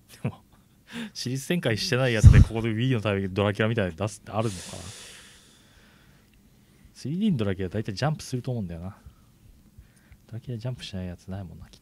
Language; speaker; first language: Japanese; native; Japanese